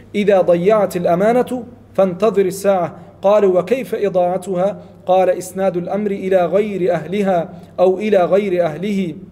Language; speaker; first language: Arabic; non-native, fluent; Malay